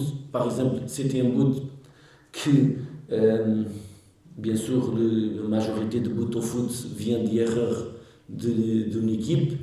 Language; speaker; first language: French; non-native, learner; Portuguese